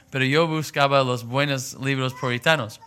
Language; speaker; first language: Spanish; non-native, learner; English